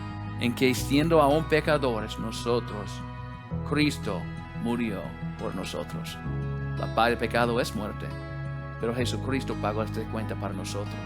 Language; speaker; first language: Spanish; non-native, learner; English